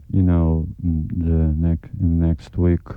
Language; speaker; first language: English; non-native, learner; Russian